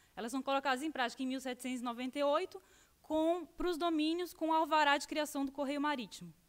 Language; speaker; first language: Portuguese; native; Portuguese